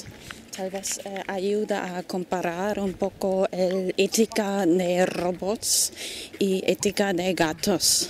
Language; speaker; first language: Spanish; non-native, fluent; German